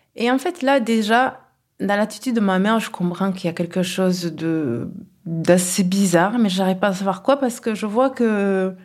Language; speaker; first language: French; non-native, local second language; Kinyarwanda